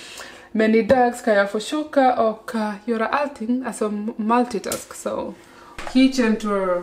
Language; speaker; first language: Swedish; non-native, learner; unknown